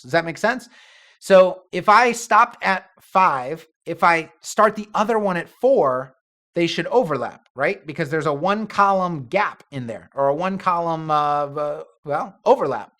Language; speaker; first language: English; native; English